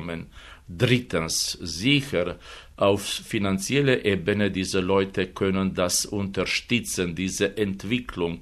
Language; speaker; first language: German; non-native, fluent; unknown